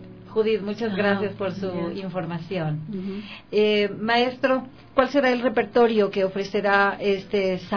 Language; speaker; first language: Spanish; native; Spanish